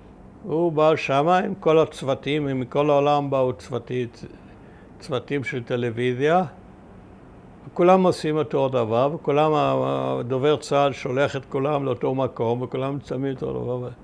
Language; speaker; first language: Hebrew; early bilingual, other home language; German